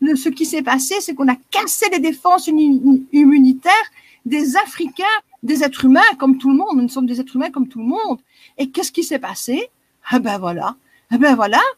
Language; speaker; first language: French; native; French